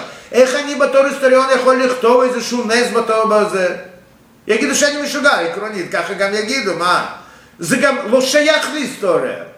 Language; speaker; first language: Hebrew; non-native, fluent; Russian